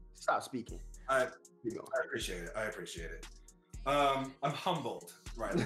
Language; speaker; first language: English; native; English